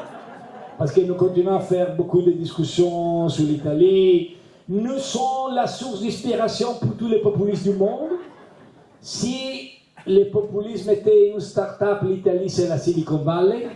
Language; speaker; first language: French; non-native, learner; Italian